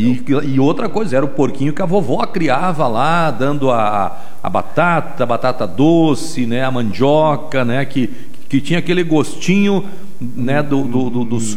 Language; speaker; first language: Portuguese; native; Portuguese